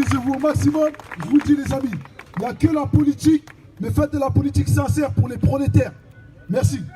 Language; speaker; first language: French; native; French